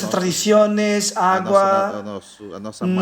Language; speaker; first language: Spanish; non-native, fluent; Portuguese